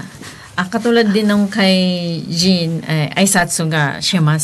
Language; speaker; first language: Japanese; non-native, learner; Filipino